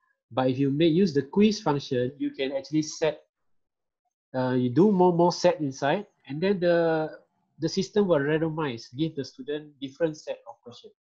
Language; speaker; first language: English; non-native, local second language; Malay